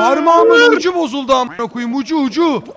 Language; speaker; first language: Turkish; native; Turkish